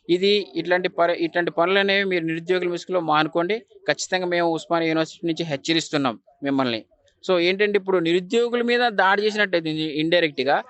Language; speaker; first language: Telugu; native; Telugu